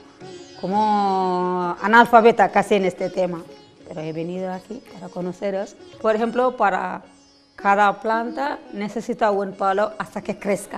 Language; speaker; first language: Spanish; non-native, learner; Telugu